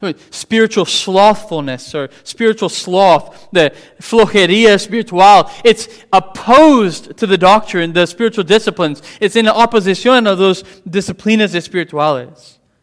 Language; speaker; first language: English; native; English